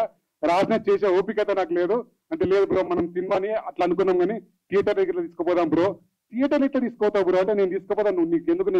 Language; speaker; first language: Telugu; native; Telugu